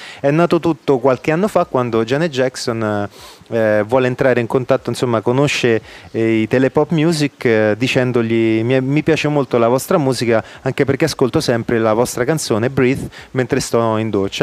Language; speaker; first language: Italian; native; Italian